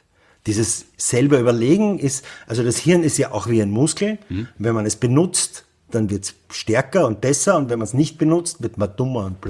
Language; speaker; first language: German; native; German